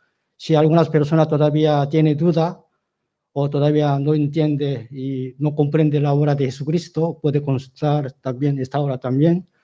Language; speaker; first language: Spanish; non-native, learner; Korean